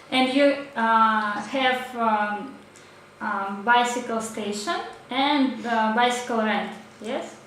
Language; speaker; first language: English; non-native, learner; Russian